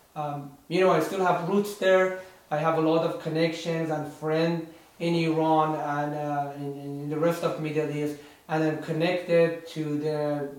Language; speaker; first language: English; non-native, fluent; Persian